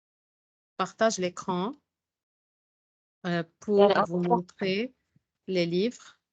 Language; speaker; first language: French; non-native, fluent; Arabic